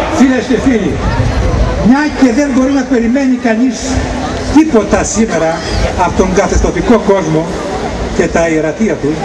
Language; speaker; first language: Greek; native; Greek